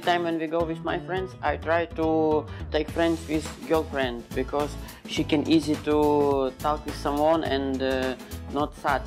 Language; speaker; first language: English; non-native, learner; Ukrainian